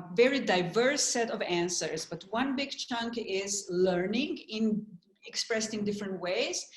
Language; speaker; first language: English; non-native, fluent; Slovenian